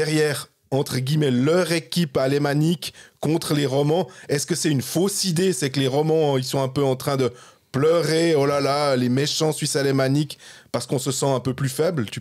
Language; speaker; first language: French; native; French